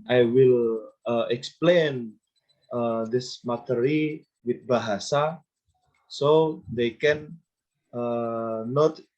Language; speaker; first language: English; non-native, learner; Indonesian